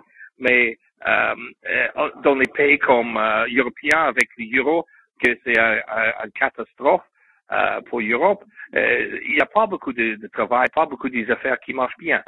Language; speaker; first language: French; non-native, learner; English